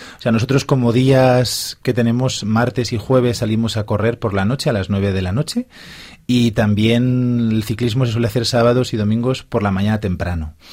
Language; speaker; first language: Spanish; native; Spanish